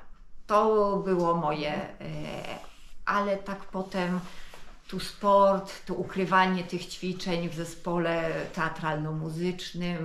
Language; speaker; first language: Polish; native; Polish